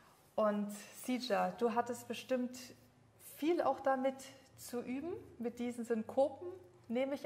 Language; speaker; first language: German; native; German